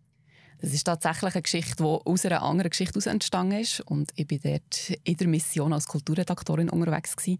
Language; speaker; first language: German; native; German